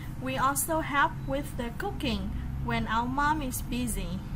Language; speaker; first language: English; non-native, fluent; Vietnamese